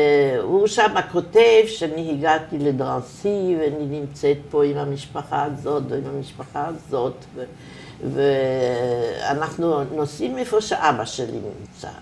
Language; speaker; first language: Hebrew; non-native, fluent; German